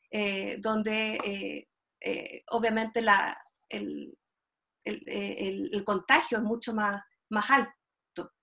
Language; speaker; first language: Spanish; native; Spanish